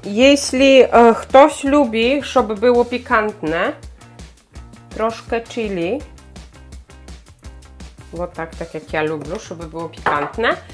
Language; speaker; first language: Polish; non-native, learner; Ukrainian